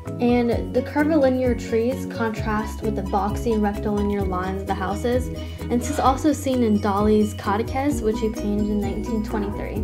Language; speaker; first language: English; native; English